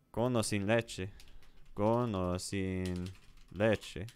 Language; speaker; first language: Spanish; non-native, learner; English